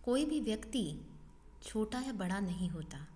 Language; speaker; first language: Hindi; non-native, local second language; Marathi